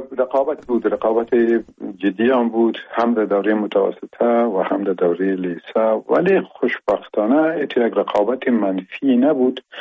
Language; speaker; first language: Persian; non-native, local second language; Pashto